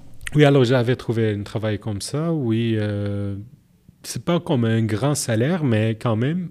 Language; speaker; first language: French; non-native, learner; Arabic